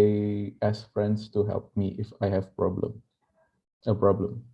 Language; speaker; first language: English; non-native, learner; Indonesian